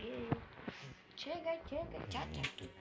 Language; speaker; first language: Portuguese; native; Portuguese